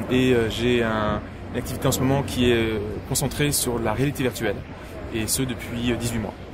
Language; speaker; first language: French; native; French